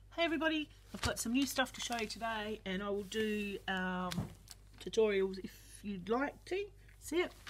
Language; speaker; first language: English; native; English